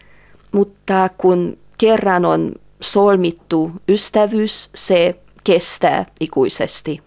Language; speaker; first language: Finnish; non-native, fluent; Hungarian